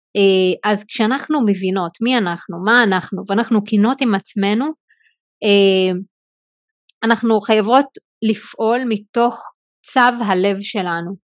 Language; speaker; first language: Hebrew; non-native, local second language; Arabic